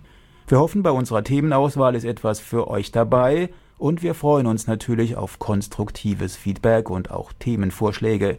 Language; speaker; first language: German; native; German